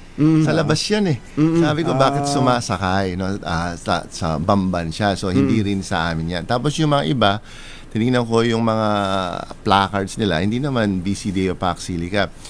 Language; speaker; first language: Filipino; non-native, local second language; Pampanga